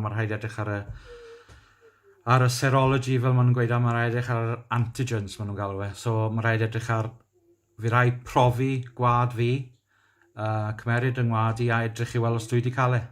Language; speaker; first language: Welsh; native; Welsh